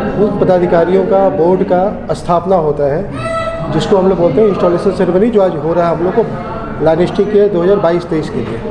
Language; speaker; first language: Hindi; native; Hindi